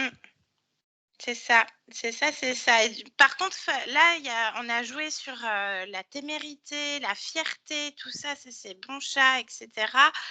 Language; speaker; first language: French; native; French